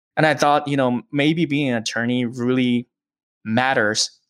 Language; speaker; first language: English; early bilingual, other home language; Chinese